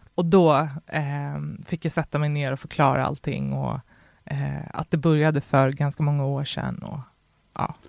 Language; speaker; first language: Swedish; native; Swedish